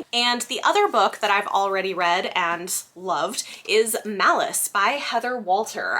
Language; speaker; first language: English; native; English